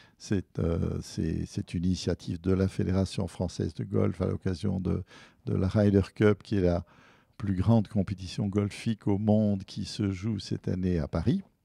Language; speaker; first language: French; native; French